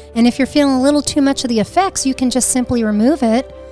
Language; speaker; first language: English; native; English